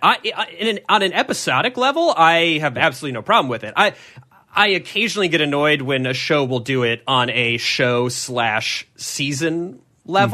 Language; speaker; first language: English; native; English